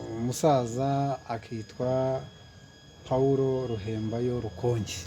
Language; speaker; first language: Kinyarwanda; early bilingual, heritage; Kinyarwanda